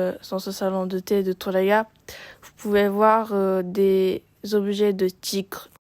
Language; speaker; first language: French; non-native, learner; Japanese